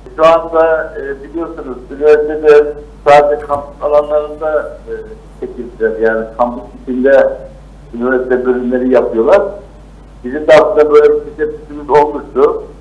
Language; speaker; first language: Turkish; native; Turkish